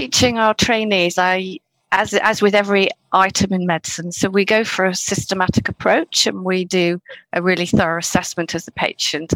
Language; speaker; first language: English; native; English